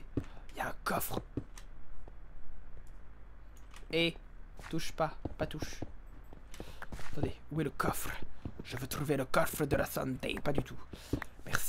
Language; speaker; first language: French; native; French